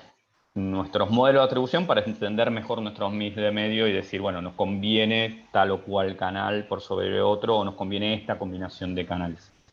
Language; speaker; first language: Spanish; native; Spanish